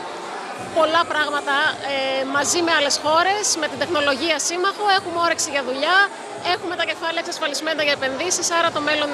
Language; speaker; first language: Greek; native; Greek